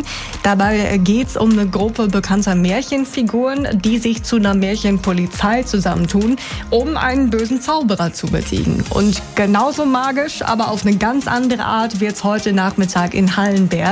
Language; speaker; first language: German; native; German